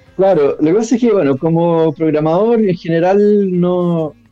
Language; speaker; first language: Spanish; native; Spanish